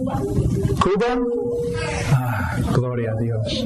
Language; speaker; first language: Spanish; non-native, fluent; English